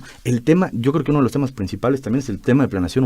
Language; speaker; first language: Spanish; native; Spanish